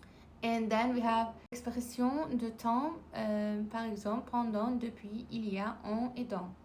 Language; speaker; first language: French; non-native, learner; Persian